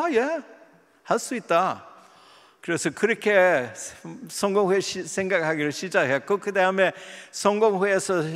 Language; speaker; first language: Korean; non-native, fluent; English